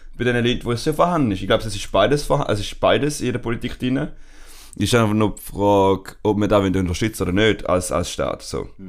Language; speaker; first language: German; non-native, fluent; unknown